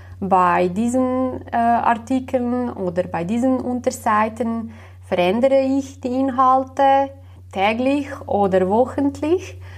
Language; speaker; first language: German; non-native, fluent; Slovenian